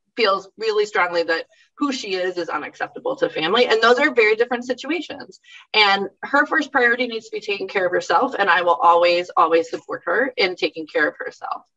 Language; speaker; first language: English; native; English